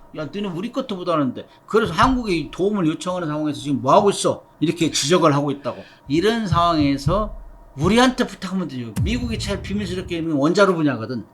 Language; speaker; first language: Korean; native; Korean